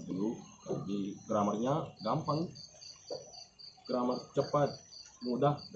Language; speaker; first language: Indonesian; non-native, learner; Arabic